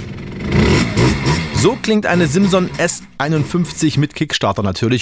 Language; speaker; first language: German; native; German